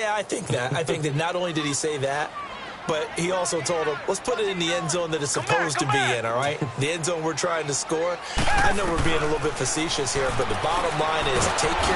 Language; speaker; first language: English; native; English